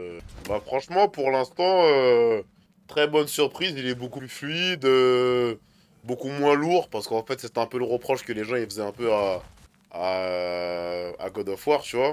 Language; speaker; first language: French; native; French